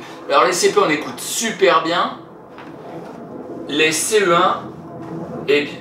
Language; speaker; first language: French; native; French